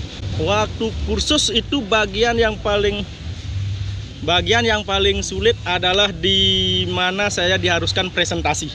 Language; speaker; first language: Indonesian; non-native, local second language; Balinese